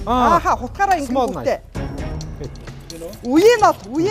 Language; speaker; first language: Mongolian; native; Mongolian